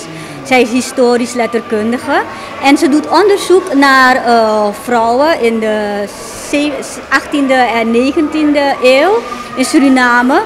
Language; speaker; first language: Dutch; native; Dutch